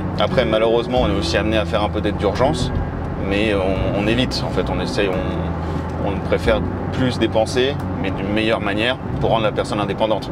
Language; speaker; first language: French; native; French